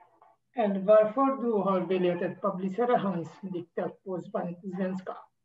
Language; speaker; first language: Swedish; non-native, fluent; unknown